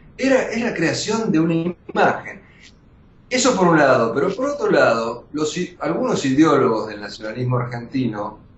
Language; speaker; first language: Spanish; early bilingual, other home language; Russian